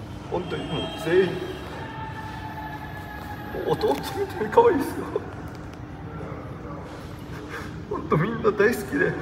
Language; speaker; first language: Japanese; native; Japanese